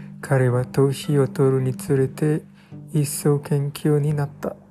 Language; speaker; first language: Japanese; non-native, learner; English